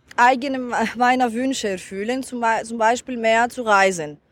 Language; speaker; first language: German; non-native, fluent; Greek